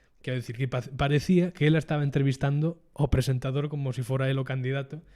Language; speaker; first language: Galician; non-native, local second language; Spanish